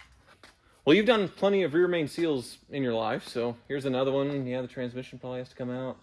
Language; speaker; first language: English; native; English